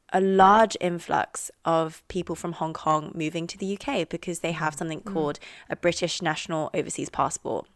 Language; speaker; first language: English; native; English